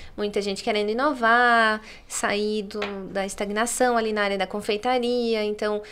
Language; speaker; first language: Portuguese; native; Portuguese